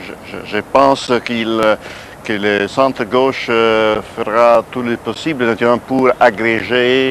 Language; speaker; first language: French; non-native, fluent; Italian